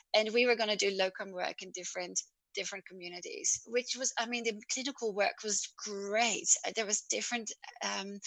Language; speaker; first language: English; non-native, fluent; Dutch